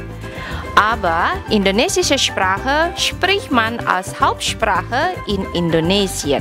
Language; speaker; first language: German; non-native, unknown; Indonesian